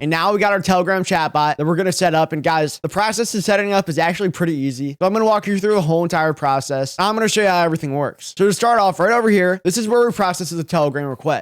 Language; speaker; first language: English; native; English